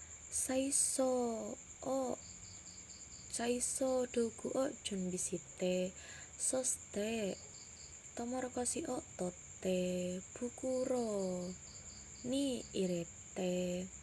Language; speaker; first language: Japanese; non-native, learner; Indonesian